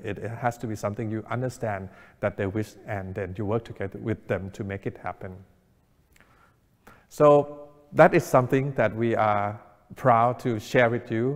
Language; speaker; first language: English; non-native, fluent; Thai